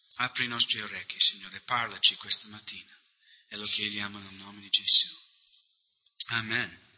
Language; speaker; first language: Italian; non-native, fluent; English